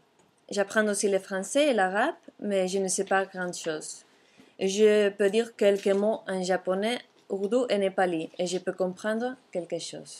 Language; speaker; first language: French; non-native, fluent; Catalan